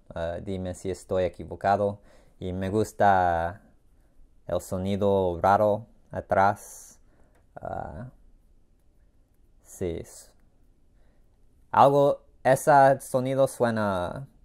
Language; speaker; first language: Spanish; non-native, learner; English